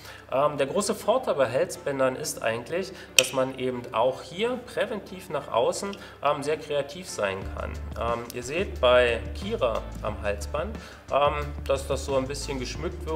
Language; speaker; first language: German; native; German